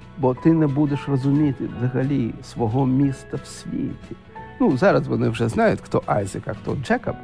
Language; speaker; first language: Ukrainian; non-native, local second language; Russian